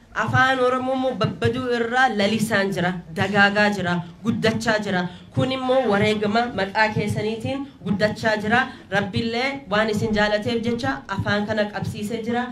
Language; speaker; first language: Oromo; early bilingual, heritage; Oromo